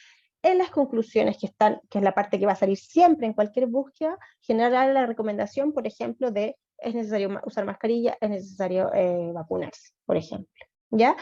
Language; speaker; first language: Spanish; native; Spanish